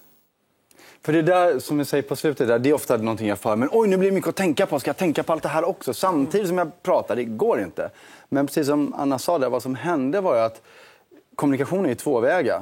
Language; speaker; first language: Swedish; native; Swedish